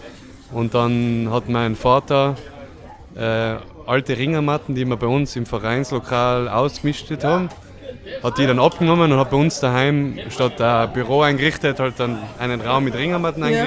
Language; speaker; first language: German; native; German